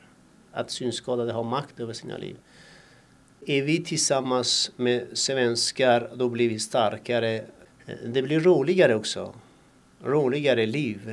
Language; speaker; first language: Swedish; non-native, fluent; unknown